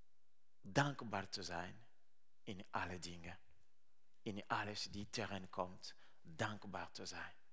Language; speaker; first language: Dutch; non-native, learner; Rundi